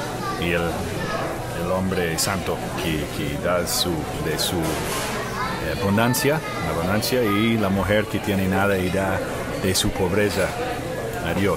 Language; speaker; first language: Spanish; non-native, fluent; English